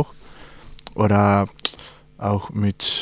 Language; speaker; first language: German; non-native, learner; Spanish